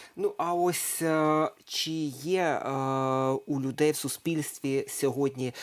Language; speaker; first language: Ukrainian; native; Ukrainian